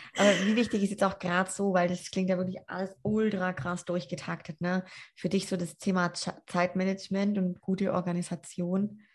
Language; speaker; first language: German; native; German